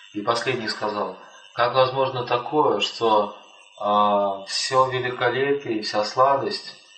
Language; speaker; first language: Russian; native; Russian